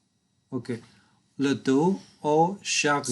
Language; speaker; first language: French; non-native, learner; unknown